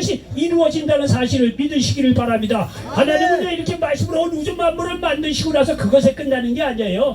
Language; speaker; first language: Korean; native; Korean